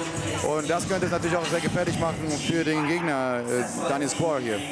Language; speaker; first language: German; native; German